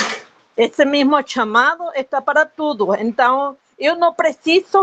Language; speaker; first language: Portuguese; non-native, fluent; Spanish